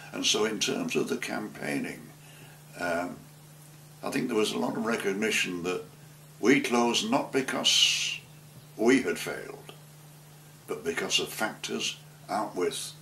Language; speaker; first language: English; native; English